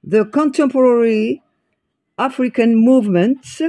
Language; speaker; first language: English; non-native, fluent; Arabic